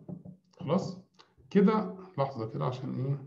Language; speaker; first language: Arabic; native; Arabic